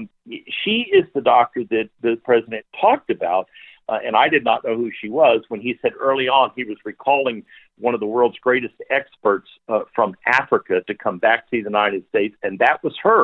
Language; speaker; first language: English; native; English